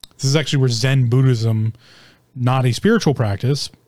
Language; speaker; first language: English; native; English